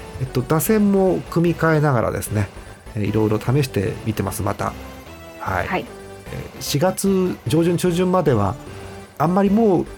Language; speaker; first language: Japanese; native; Japanese